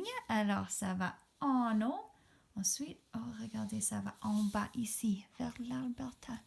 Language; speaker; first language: French; non-native, fluent; English